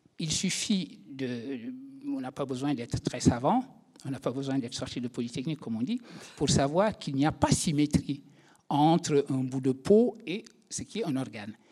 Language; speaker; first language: French; non-native, local second language; Wolof